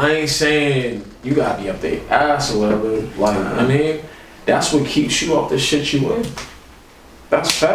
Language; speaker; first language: English; native; English